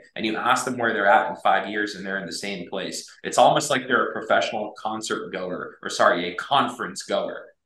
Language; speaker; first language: English; native; English